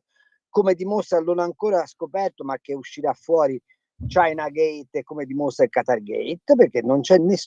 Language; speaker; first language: Italian; native; Italian